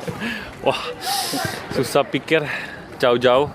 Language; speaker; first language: Indonesian; early bilingual, heritage; Indonesian